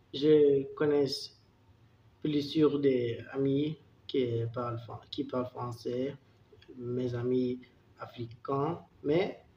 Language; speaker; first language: French; non-native, learner; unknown